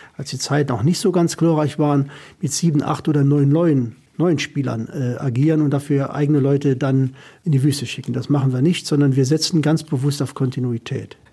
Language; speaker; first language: German; native; German